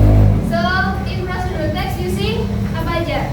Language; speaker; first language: English; non-native, learner; Indonesian